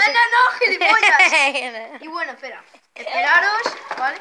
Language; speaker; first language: Spanish; native; Spanish